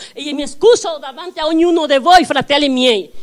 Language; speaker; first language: Italian; non-native, learner; Spanish